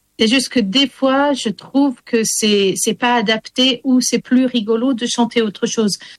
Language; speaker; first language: French; early bilingual, heritage; English